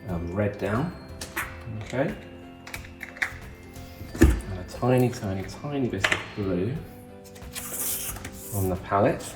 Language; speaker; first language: English; native; English